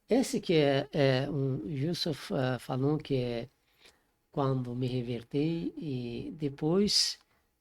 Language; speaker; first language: Portuguese; non-native, learner; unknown